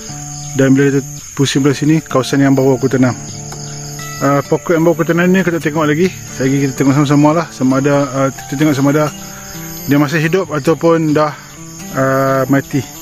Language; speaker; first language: Malay; native; Malay